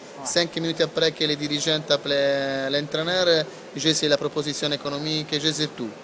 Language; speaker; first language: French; non-native, learner; Italian